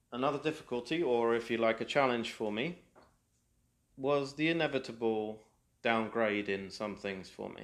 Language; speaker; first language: English; native; English